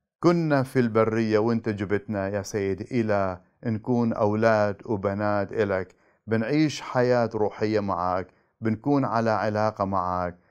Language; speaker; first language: Arabic; native; Arabic